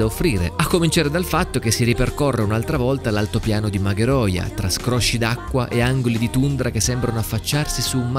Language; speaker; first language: Italian; native; Italian